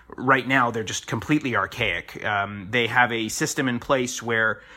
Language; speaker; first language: English; native; English